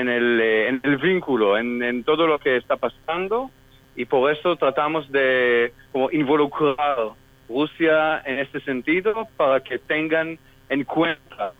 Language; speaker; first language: Spanish; non-native, fluent; Hebrew